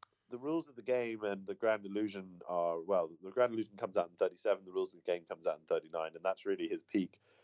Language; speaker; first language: English; native; English